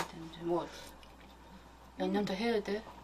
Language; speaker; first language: Korean; non-native, fluent; Mongolian